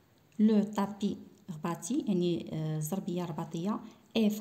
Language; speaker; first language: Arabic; native; Arabic